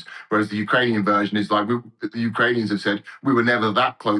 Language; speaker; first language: English; native; English